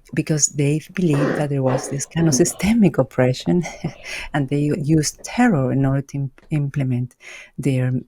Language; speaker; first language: English; non-native, fluent; Spanish